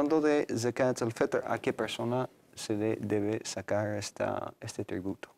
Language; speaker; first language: Spanish; native; Spanish